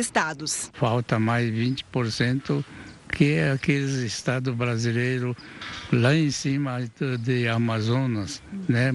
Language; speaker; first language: Portuguese; early bilingual, other home language; Japanese